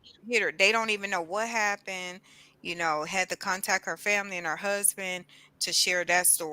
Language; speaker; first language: English; native; English